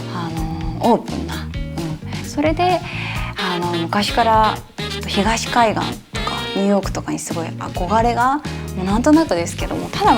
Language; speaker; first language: Japanese; native; Japanese